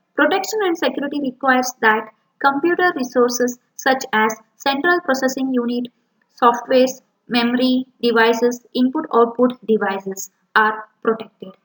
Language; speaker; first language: English; non-native, local second language; Kannada